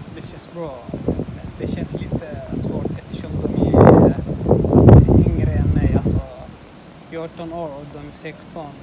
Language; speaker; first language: Swedish; non-native, learner; Tigrinya